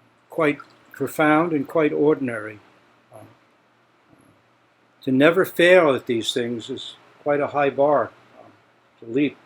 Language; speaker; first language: English; native; English